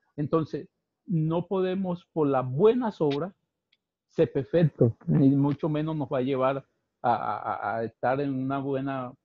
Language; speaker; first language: Spanish; native; Spanish